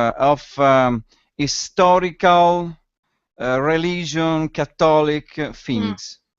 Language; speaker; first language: English; non-native, learner; Italian